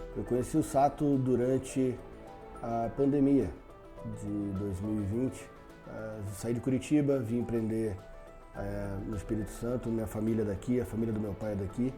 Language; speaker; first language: Portuguese; native; Portuguese